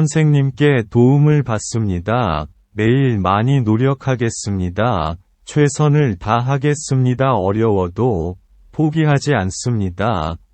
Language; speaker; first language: Korean; non-native, learner; Vietnamese